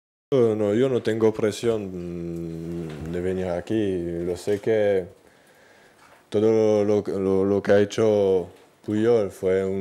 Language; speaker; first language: Spanish; non-native, learner; French